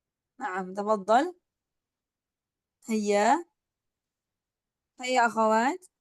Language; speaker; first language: Arabic; non-native, fluent; Indonesian